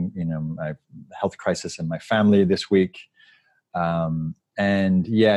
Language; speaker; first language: English; native; English